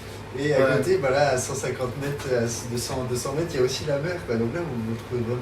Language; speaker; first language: French; native; French